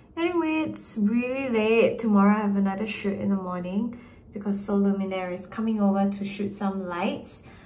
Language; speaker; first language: English; native; English